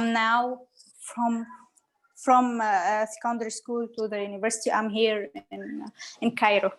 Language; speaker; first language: English; non-native, learner; Arabic